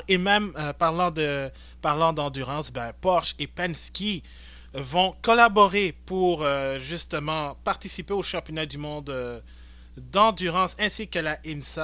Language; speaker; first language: French; native; French